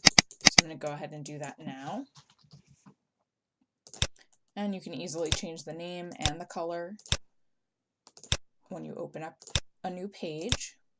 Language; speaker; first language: English; native; English